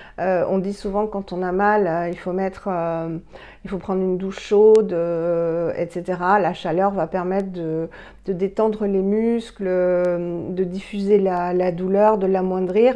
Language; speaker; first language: French; native; French